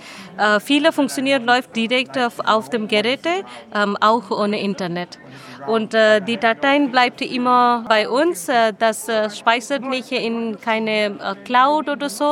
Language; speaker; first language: German; non-native, learner; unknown